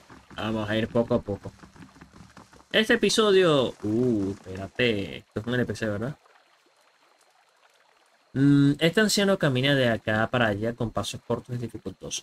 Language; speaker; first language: Spanish; native; Spanish